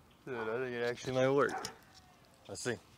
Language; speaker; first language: English; native; English